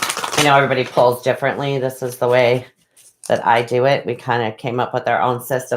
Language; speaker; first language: English; native; English